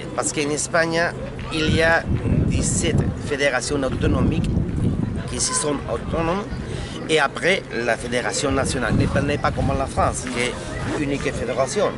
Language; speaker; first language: French; non-native, learner; Spanish